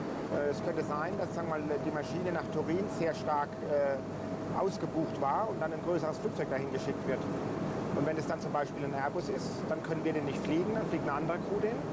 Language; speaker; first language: German; native; German